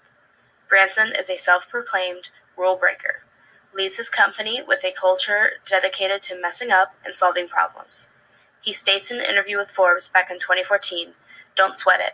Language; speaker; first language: English; native; English